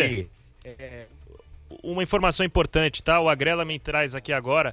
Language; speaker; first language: Portuguese; native; Portuguese